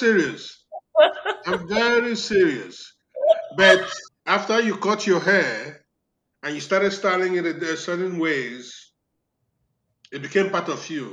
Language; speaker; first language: English; non-native, local second language; Igbo